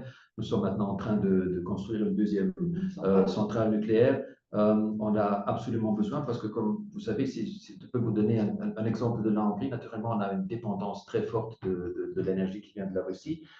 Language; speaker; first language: French; non-native, fluent; German